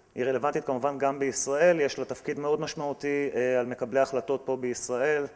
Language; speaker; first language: Hebrew; native; Hebrew